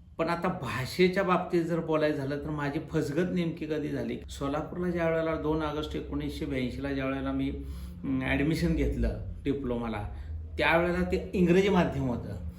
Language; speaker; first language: Marathi; native; Marathi